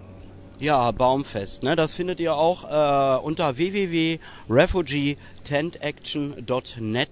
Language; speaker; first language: German; native; German